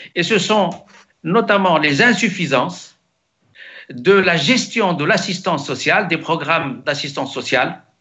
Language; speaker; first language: French; non-native, local second language; Arabic